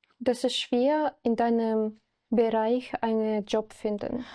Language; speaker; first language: German; non-native, learner; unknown